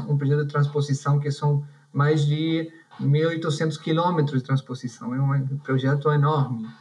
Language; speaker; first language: Portuguese; non-native, fluent; Spanish